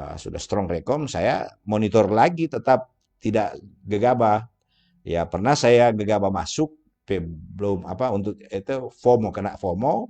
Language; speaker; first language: Indonesian; native; Indonesian